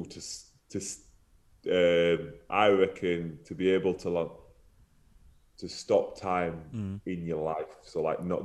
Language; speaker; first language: English; native; English